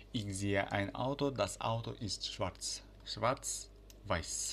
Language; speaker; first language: German; non-native, fluent; Uzbek